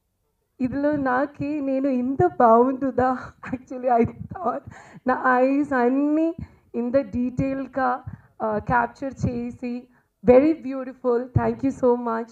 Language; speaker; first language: Telugu; non-native, learner; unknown